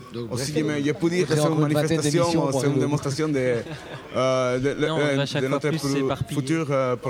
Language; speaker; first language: French; non-native, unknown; Spanish